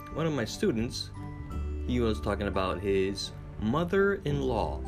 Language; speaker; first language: English; non-native, fluent; Japanese